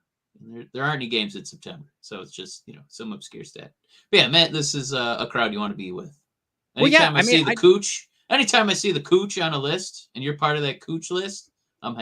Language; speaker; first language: English; native; English